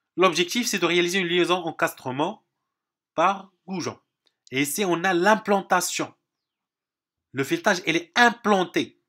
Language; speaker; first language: French; non-native, local second language; Arabic